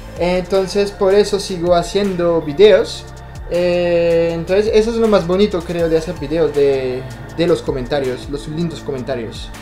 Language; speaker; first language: Spanish; non-native, fluent; French